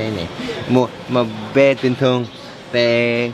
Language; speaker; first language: Vietnamese; non-native, learner; Korean